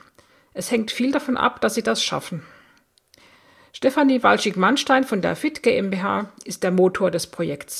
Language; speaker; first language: German; native; German